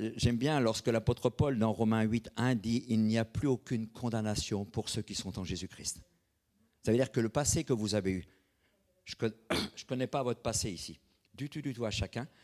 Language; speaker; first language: French; native; French